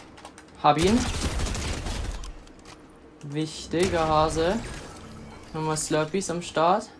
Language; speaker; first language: German; native; German